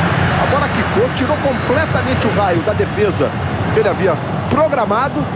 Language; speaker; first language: Portuguese; native; Portuguese